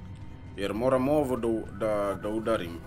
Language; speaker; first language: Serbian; early bilingual, heritage; English